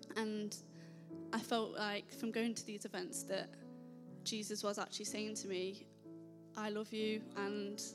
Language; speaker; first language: English; native; English